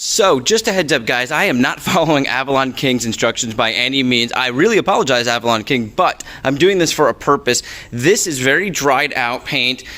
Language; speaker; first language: English; native; English